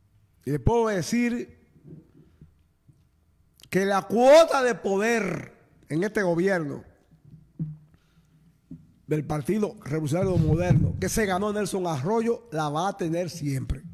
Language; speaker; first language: Spanish; native; Spanish